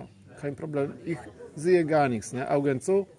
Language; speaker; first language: German; non-native, learner; Polish